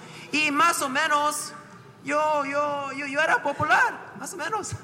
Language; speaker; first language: Spanish; non-native, fluent; English